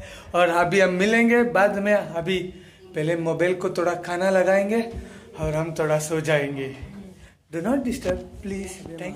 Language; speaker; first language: Hindi; non-native, local second language; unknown